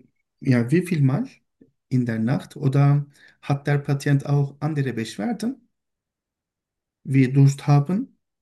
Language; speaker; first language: German; non-native, learner; Turkish